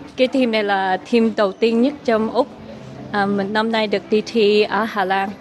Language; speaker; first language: Vietnamese; early bilingual, heritage; Vietnamese